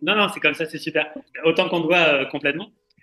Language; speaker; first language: French; native; French